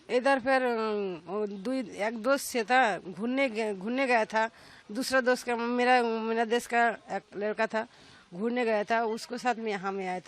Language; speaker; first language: Hindi; non-native, learner; Bangla